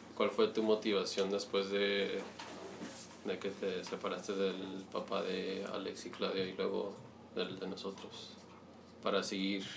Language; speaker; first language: Spanish; early bilingual, heritage; Spanish